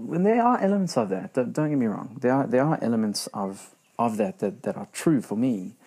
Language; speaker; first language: English; native; English